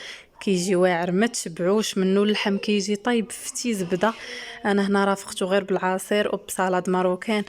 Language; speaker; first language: Arabic; native; Arabic